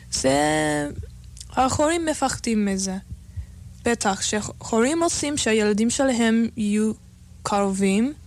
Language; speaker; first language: Hebrew; non-native, learner; English